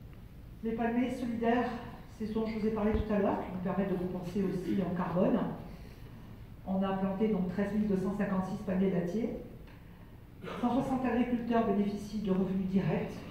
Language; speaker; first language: French; native; French